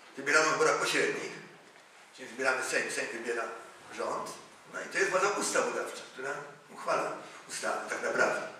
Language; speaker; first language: Polish; native; Polish